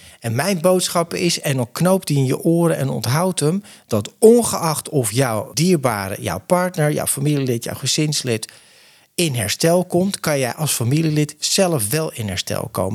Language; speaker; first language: Dutch; native; Dutch